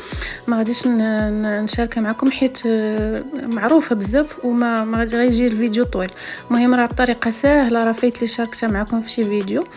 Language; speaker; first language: Arabic; native; Arabic